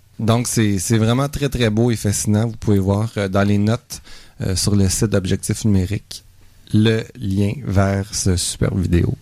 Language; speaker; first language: French; native; French